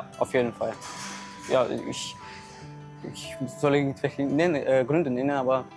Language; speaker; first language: German; non-native, fluent; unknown